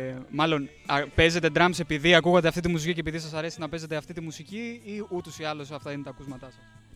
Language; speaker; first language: Greek; native; Greek